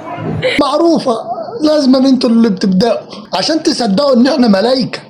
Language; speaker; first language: Arabic; native; Arabic